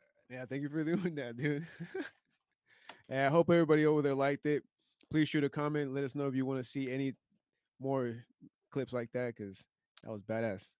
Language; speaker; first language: English; early bilingual, other home language; Spanish